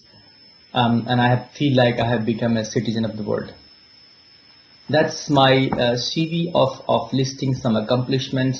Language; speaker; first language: English; non-native, local second language; Hindi